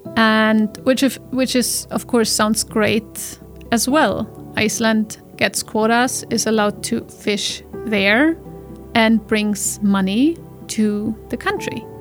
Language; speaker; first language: English; non-native, fluent; German